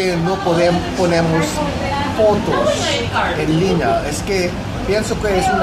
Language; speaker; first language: Spanish; non-native, fluent; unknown